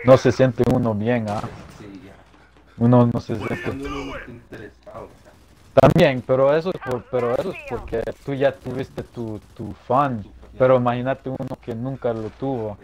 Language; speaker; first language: Spanish; early bilingual, heritage; Spanish